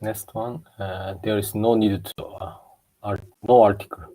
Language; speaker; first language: English; non-native, learner; Japanese